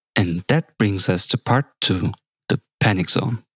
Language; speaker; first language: English; non-native, fluent; Turkish